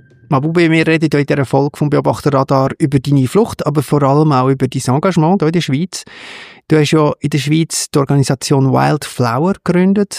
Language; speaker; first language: German; native; German